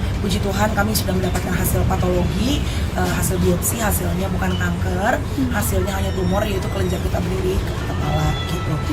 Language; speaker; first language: Indonesian; native; Indonesian